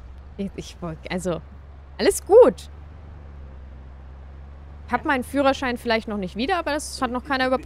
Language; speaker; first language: German; native; German